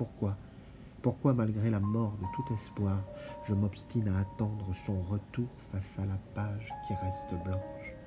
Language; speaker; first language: French; native; French